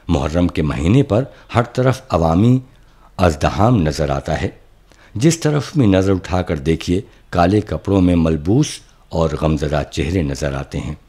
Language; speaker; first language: Urdu; native; Urdu